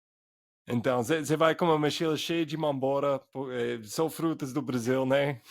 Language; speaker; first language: Portuguese; non-native, fluent; English